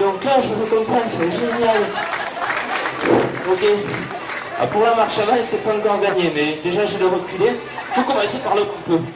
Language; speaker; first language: French; native; French